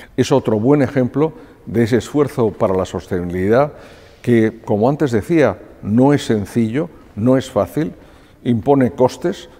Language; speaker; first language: Spanish; native; Spanish